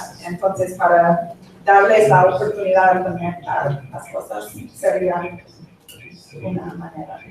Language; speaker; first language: Spanish; non-native, fluent; English